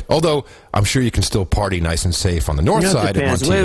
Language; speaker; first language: English; native; English